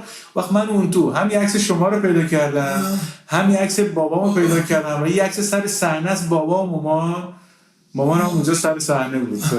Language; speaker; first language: Persian; native; Persian